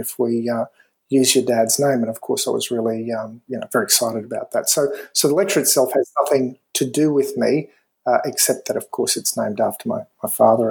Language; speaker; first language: English; native; English